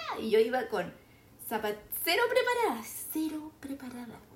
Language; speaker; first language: Spanish; native; Spanish